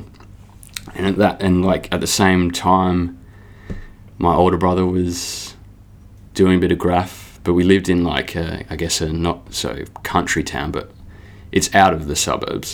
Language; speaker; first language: English; native; English